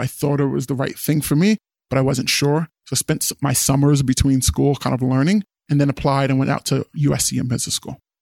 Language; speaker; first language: English; native; English